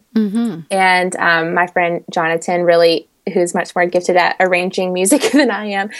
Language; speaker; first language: English; native; English